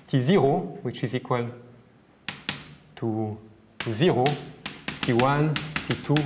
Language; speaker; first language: English; non-native, fluent; French